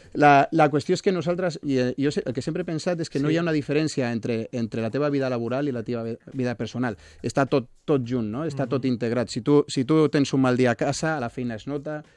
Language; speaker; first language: Catalan; non-native, local second language; Spanish